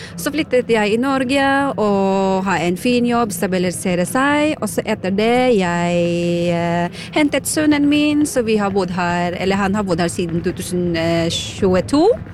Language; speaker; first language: Norwegian; non-native, fluent; Filipino